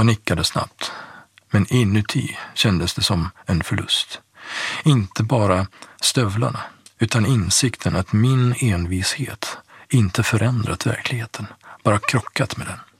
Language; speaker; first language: Swedish; early bilingual, other home language; Persian